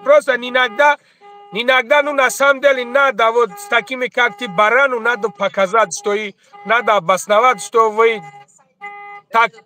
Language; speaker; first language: Russian; non-native, learner; Tajik